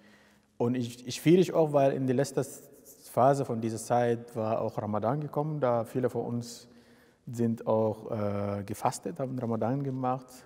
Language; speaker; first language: German; non-native, fluent; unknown